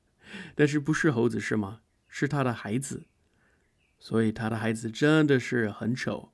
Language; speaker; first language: Chinese; non-native, fluent; English